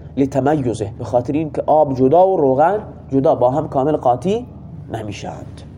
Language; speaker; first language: Persian; non-native, local second language; Baluchi